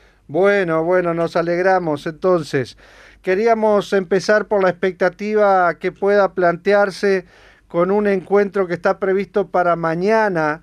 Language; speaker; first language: Spanish; native; Spanish